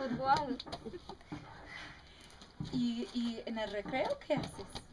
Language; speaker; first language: Spanish; non-native, fluent; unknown